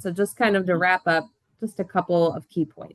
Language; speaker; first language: English; native; English